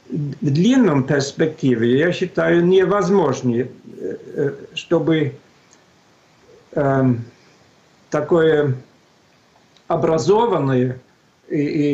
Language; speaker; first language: Russian; non-native, fluent; Swedish